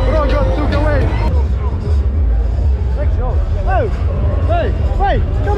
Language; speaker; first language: English; non-native, fluent; Italian